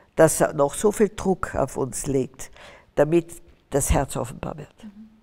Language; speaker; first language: German; native; German